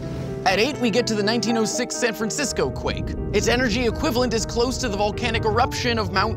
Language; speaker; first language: English; native; English